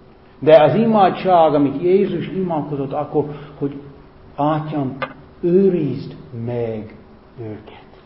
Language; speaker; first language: Hungarian; non-native, fluent; English